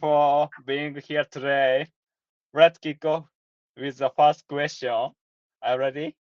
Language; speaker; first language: English; non-native, learner; Japanese